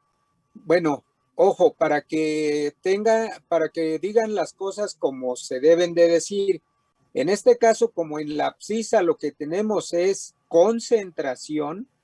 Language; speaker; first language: Spanish; native; Spanish